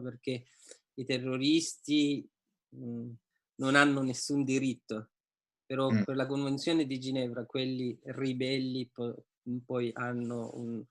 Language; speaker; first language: Italian; non-native, fluent; Persian